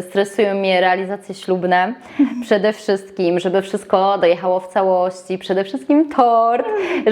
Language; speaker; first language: Polish; native; Polish